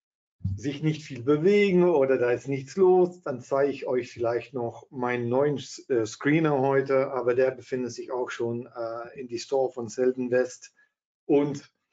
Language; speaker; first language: German; non-native, fluent; Dutch